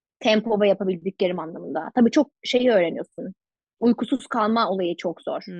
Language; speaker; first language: Turkish; native; Turkish